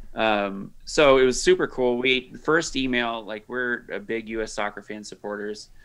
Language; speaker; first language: English; native; English